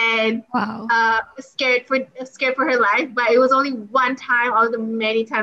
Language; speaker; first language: English; non-native, local second language; Malay